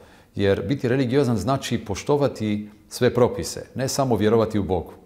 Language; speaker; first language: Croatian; non-native, fluent; Hebrew